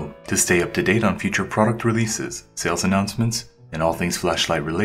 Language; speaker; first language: English; native; English